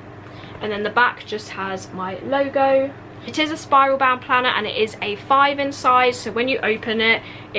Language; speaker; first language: English; native; English